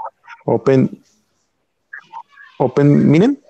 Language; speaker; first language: English; non-native, learner; Spanish